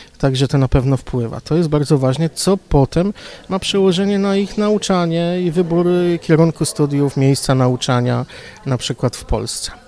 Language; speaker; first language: Polish; native; Polish